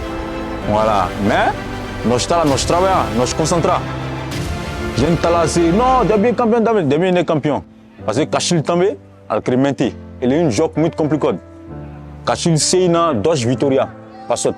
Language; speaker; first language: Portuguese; non-native, learner; French